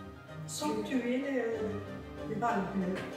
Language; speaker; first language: French; non-native, learner; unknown